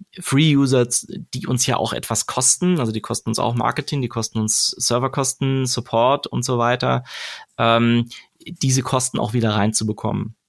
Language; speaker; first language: German; native; German